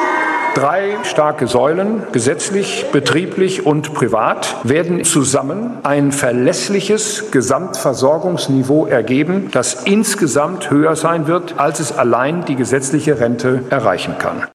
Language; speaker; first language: German; native; German